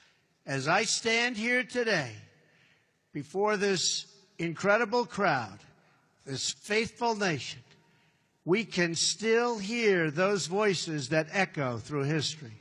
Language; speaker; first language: English; native; English